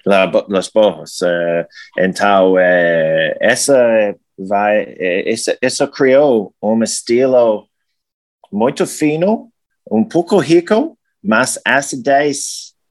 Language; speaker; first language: Portuguese; non-native, learner; English